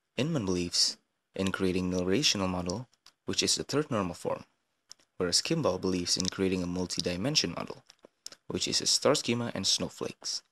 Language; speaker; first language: English; non-native, fluent; Indonesian